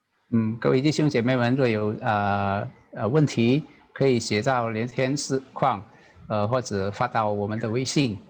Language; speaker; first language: Chinese; non-native, learner; Indonesian